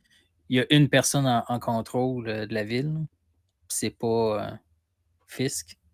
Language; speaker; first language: French; native; French